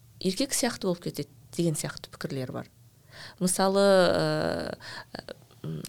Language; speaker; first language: Kazakh; native; Kazakh